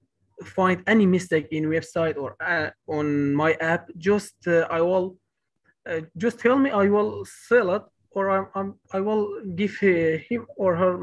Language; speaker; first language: English; non-native, learner; Kurdish